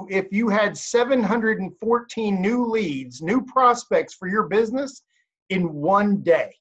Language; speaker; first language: English; native; English